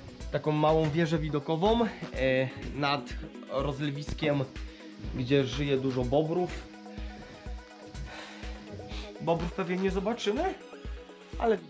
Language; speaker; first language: Polish; native; Polish